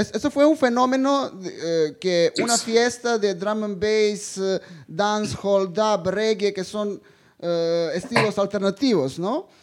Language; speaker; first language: Spanish; non-native, fluent; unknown